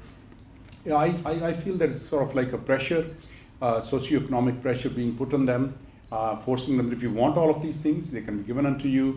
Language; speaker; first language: English; non-native, local second language; Urdu